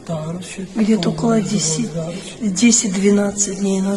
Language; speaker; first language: Russian; non-native, learner; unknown